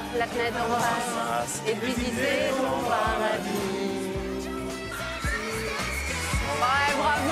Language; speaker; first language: French; native; French